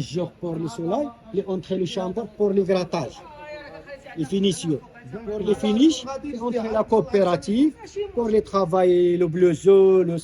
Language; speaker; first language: French; non-native, learner; Arabic